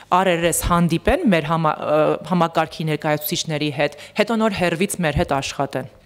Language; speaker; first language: Armenian; early bilingual, heritage; Armenian